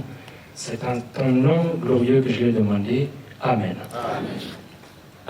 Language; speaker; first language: French; non-native, local second language; Lingala